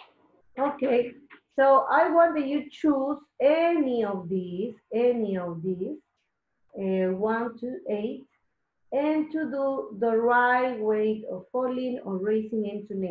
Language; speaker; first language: English; non-native, learner; Spanish